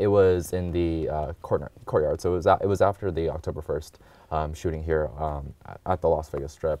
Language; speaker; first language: English; native; English